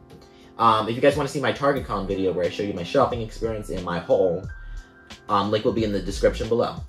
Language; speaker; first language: English; native; English